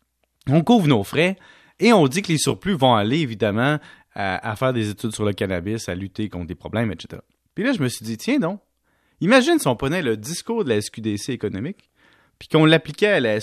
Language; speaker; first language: French; native; French